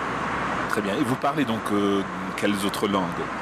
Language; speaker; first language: French; non-native, fluent; English